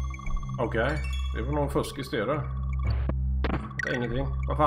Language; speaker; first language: Swedish; native; Swedish